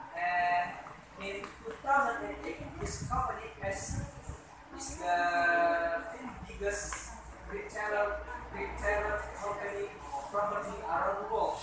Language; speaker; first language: English; non-native, learner; Indonesian